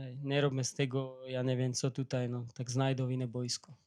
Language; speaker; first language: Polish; non-native, learner; Slovak